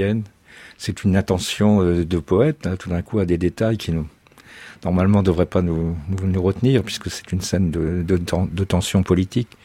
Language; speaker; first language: French; native; French